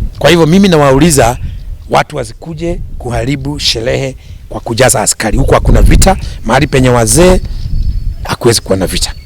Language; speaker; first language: Swahili; non-native, local second language; Kikuyu